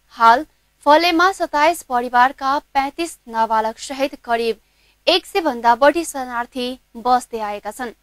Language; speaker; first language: Nepali; non-native, local second language; Maithili